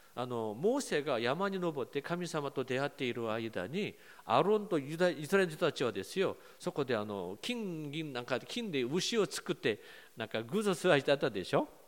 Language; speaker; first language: Japanese; non-native, fluent; Korean